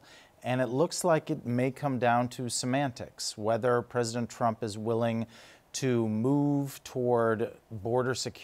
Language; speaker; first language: English; native; English